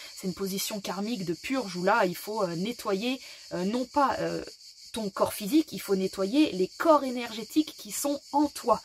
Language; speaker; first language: French; native; French